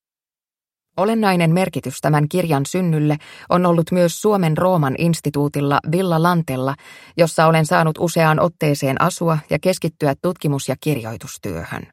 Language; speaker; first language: Finnish; native; Finnish